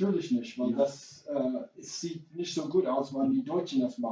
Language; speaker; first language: German; non-native, fluent; English